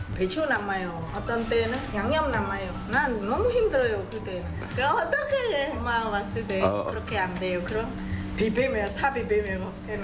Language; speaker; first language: Korean; non-native, learner; Chinese